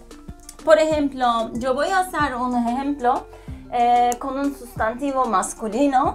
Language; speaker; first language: Spanish; non-native, fluent; Turkish